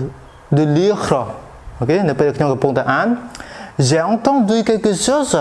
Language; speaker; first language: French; non-native, fluent; Khmer